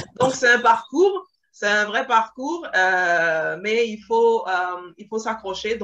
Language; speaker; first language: French; early bilingual, other home language; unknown